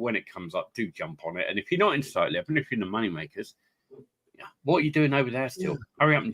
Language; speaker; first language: English; native; English